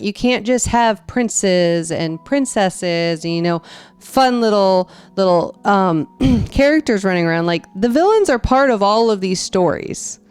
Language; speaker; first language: English; native; English